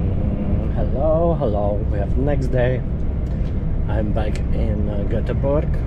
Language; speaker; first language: English; non-native, fluent; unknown